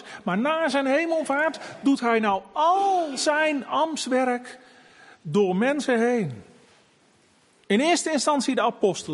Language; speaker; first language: Dutch; native; Dutch